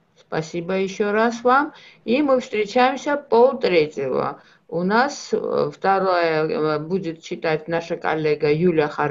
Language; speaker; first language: Russian; non-native, local second language; Georgian